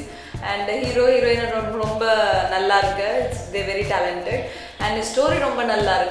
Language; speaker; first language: Tamil; non-native, learner; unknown